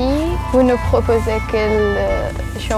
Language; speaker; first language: French; non-native, learner; Persian